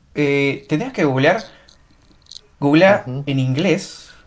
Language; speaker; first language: Spanish; native; Spanish